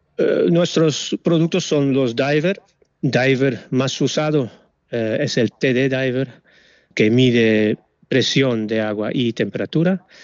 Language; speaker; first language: Spanish; non-native, fluent; Dutch